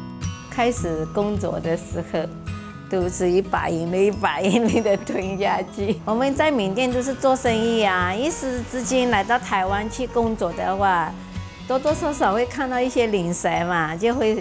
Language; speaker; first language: Chinese; early bilingual, heritage; Chinese